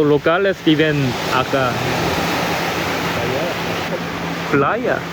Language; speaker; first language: Spanish; non-native, learner; Korean